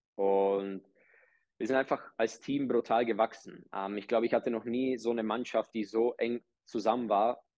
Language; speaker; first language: German; early bilingual, other home language; Czech